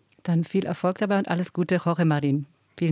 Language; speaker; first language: German; native; German